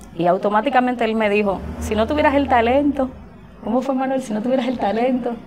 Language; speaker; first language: Spanish; native; Spanish